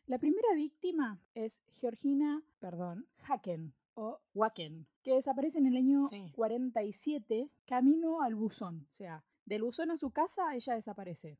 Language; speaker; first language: Spanish; native; Spanish